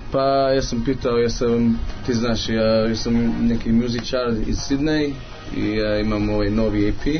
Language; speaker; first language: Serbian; early bilingual, heritage; Serbian